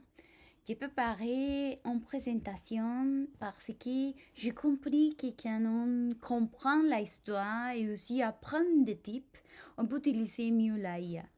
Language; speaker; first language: French; non-native, fluent; Spanish